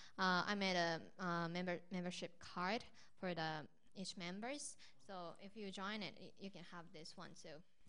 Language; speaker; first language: English; non-native, fluent; Japanese